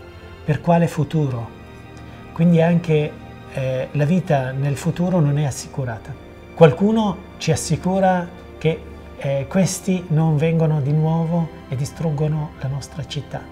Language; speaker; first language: Italian; non-native, fluent; Assyrian Neo-Aramaic